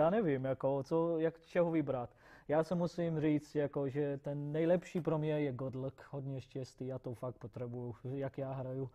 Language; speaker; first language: Czech; non-native, fluent; English